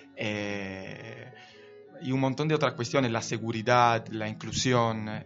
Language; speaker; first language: Spanish; non-native, fluent; Italian